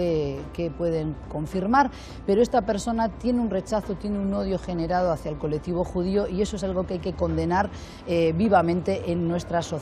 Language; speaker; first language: Spanish; native; Spanish